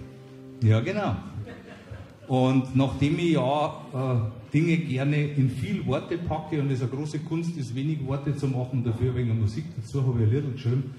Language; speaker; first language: German; native; German